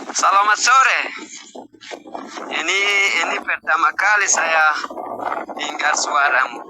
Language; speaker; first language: Indonesian; non-native, learner; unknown